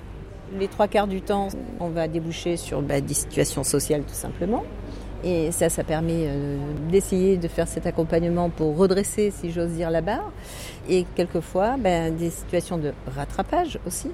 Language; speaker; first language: French; native; French